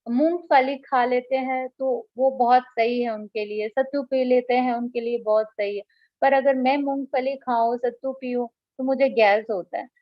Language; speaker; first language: Hindi; non-native, local second language; Bangla